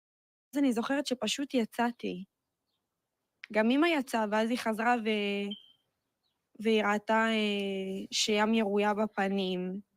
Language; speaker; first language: Hebrew; native; Hebrew